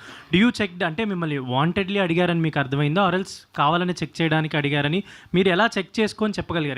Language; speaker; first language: Telugu; native; Telugu